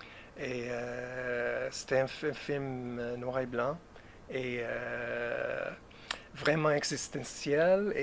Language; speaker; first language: French; non-native, fluent; English